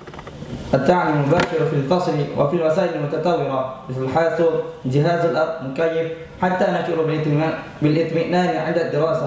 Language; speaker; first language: Arabic; non-native, learner; Indonesian